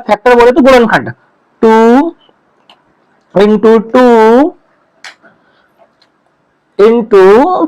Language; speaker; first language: Hindi; native; Hindi